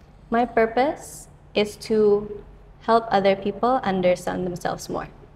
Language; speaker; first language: English; non-native, fluent; Indonesian